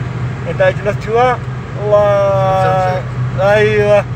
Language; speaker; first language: Arabic; non-native, learner; Urdu